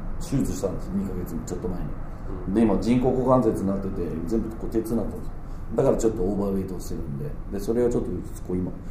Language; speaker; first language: Japanese; non-native, fluent; Danish